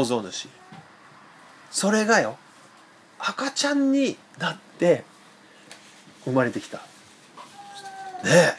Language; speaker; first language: Japanese; native; Japanese